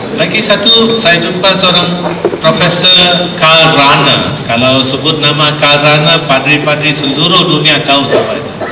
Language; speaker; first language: Malay; non-native, local second language; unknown